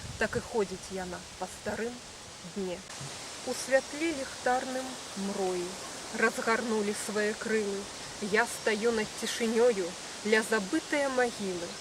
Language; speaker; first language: Belarusian; native; Belarusian